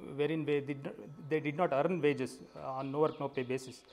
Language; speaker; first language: English; non-native, local second language; Kannada